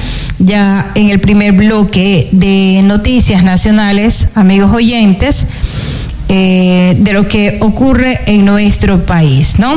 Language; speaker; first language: Spanish; native; Spanish